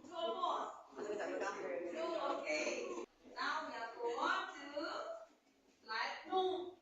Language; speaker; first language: English; non-native, learner; Indonesian